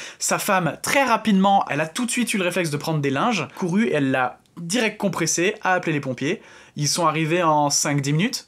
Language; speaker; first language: French; native; French